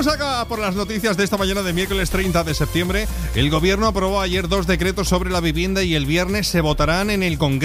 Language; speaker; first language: Spanish; native; Spanish